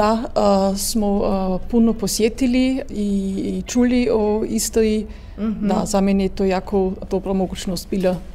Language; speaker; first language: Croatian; early bilingual, heritage; Croatian